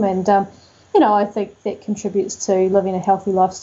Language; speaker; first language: English; native; English